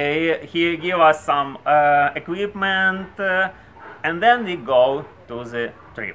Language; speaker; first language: English; non-native, learner; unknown